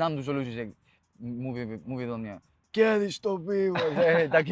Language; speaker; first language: Polish; non-native, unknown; Spanish